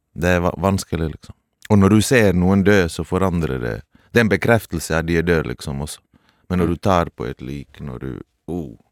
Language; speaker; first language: Norwegian; early bilingual, other home language; Bosnian